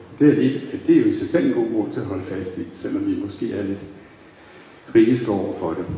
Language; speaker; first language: Danish; native; Danish